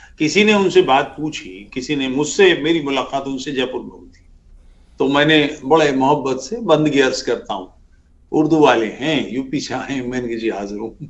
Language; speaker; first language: Urdu; native; Urdu